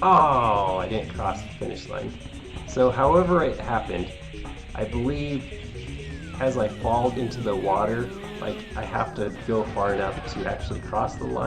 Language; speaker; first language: English; native; English